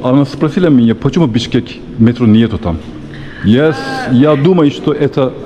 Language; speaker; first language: Russian; non-native, learner; Turkish